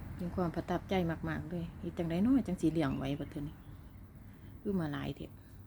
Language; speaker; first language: Thai; native; Thai